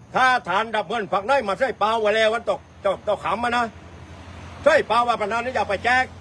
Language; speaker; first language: Thai; native; Thai